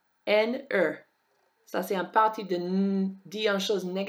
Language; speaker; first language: French; non-native, fluent; English